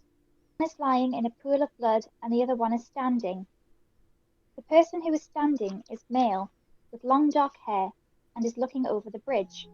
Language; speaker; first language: English; native; English